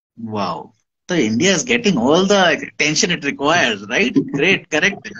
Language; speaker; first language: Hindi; native; Hindi